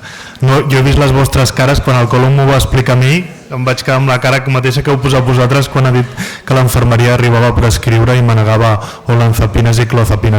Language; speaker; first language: Catalan; native; Catalan